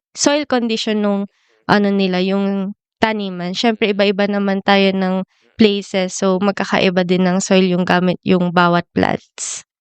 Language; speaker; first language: Filipino; native; Filipino